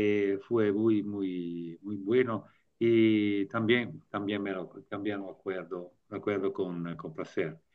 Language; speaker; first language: Spanish; non-native, learner; Italian